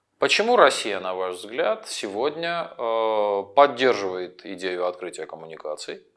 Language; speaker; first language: Russian; non-native, local second language; Armenian